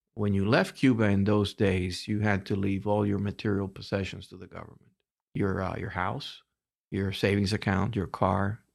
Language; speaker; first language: English; early bilingual, other home language; Spanish